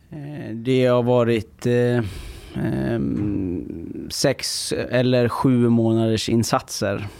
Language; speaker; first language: Swedish; early bilingual, other home language; Persian